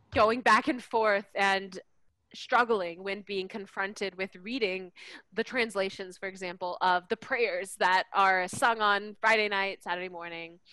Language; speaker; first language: English; native; English